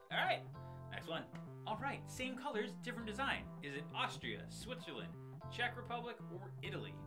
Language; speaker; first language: English; native; English